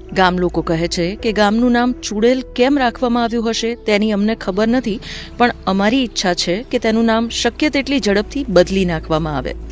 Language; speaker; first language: Gujarati; native; Gujarati